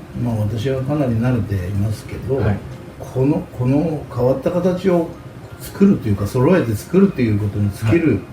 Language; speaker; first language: Japanese; native; Japanese